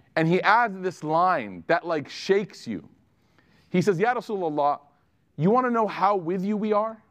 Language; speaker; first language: English; native; English